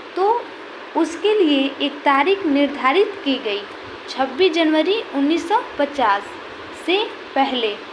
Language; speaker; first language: Hindi; native; Hindi